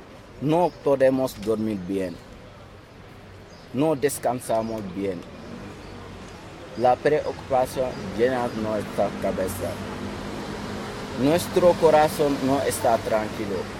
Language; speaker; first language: Spanish; non-native, learner; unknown